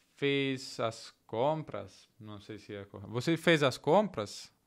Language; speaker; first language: Portuguese; non-native, fluent; Italian